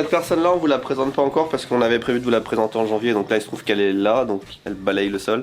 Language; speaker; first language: French; native; French